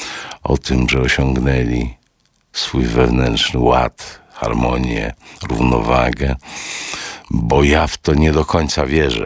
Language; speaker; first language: Polish; native; Polish